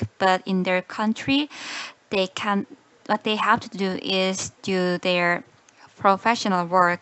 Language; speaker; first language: English; non-native, learner; Korean